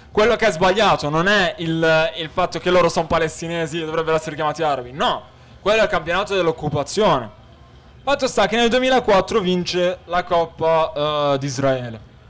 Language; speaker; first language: Italian; early bilingual, other home language; Arabic